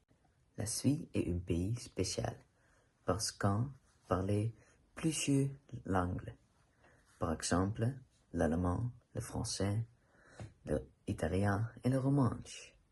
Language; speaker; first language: French; non-native, learner; Dutch